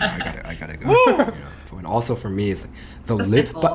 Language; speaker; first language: English; native; English